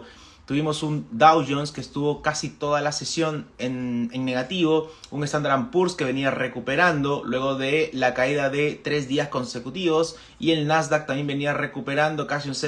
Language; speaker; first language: Spanish; native; Spanish